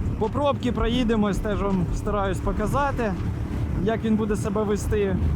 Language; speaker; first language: Ukrainian; non-native, local second language; Russian